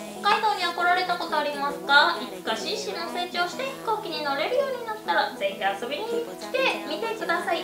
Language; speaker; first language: Japanese; native; Japanese